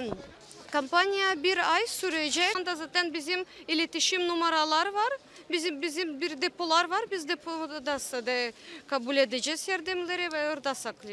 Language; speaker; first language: Turkish; non-native, fluent; Ukrainian